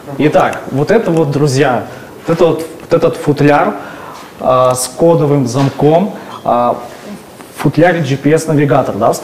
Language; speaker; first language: Russian; native; Russian